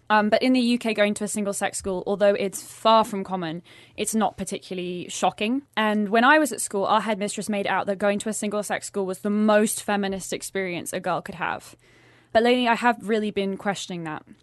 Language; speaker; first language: English; native; English